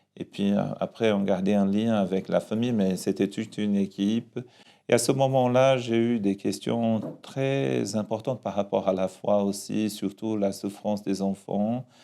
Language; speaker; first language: French; non-native, fluent; Portuguese